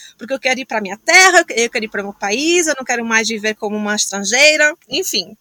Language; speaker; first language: Portuguese; native; Portuguese